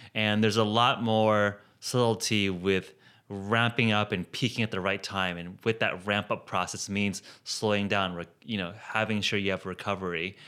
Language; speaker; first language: English; native; English